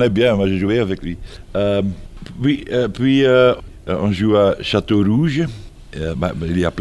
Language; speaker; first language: French; non-native, fluent; Dutch